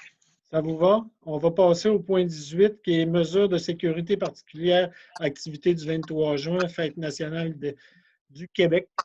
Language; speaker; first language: French; native; French